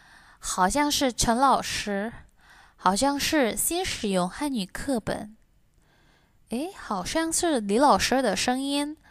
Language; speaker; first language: Chinese; non-native, fluent; Indonesian